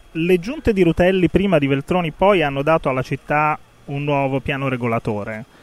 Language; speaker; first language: Italian; native; Italian